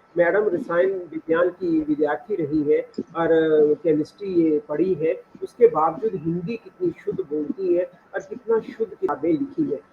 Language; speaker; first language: Hindi; native; Hindi